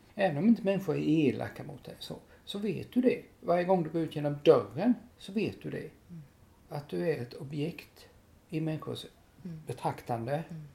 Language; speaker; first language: Swedish; native; Swedish